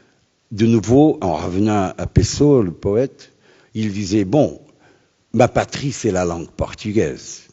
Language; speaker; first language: French; non-native, fluent; Portuguese